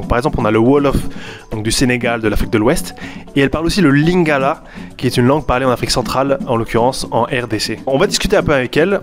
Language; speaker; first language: French; native; French